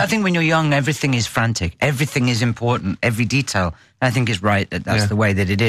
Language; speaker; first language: English; native; English